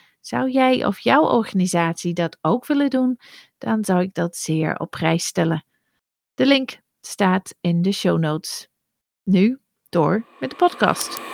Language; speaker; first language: Dutch; non-native, fluent; English